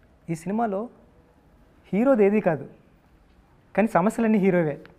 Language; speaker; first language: Telugu; native; Telugu